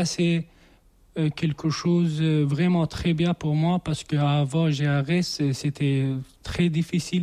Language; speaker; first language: French; non-native, learner; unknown